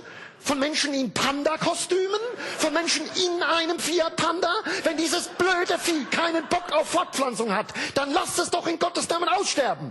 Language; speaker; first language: German; native; German